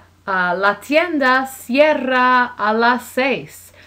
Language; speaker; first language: Spanish; non-native, fluent; English